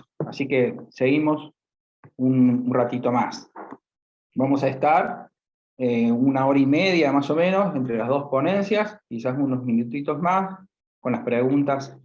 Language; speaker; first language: Spanish; native; Spanish